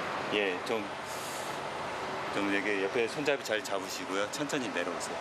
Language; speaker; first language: Korean; native; Korean